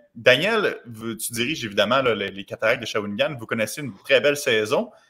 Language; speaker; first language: French; native; French